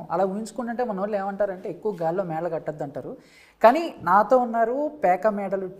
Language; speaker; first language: Telugu; native; Telugu